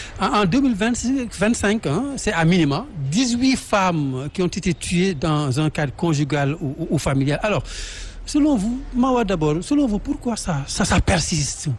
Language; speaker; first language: French; non-native, local second language; Wolof